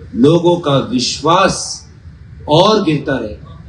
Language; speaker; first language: Hindi; non-native, local second language; Assamese